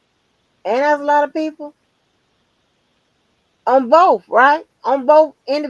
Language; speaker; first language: English; native; English